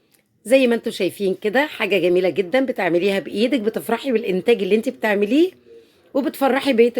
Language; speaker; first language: Arabic; native; Arabic